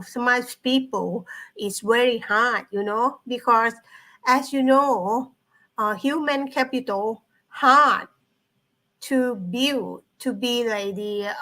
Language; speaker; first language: English; non-native, learner; Thai